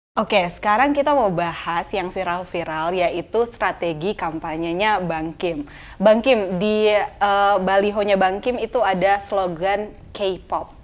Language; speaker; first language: Indonesian; native; Indonesian